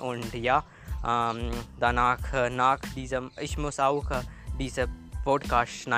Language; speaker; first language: German; non-native, learner; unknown